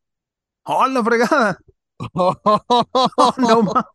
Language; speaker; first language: Spanish; native; Spanish